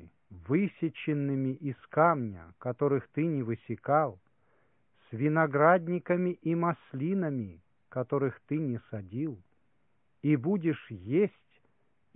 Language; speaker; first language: Russian; native; Russian